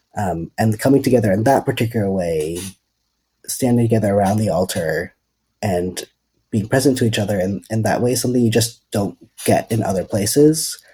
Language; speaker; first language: English; non-native, fluent; Dutch